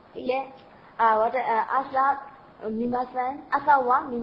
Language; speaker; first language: Japanese; non-native, learner; Burmese